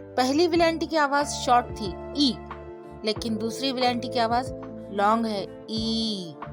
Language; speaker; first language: Urdu; native; Urdu